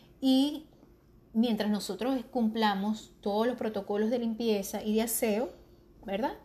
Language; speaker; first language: Spanish; native; Spanish